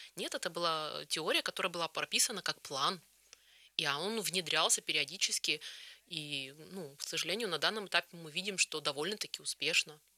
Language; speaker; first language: Russian; early bilingual, heritage; Russian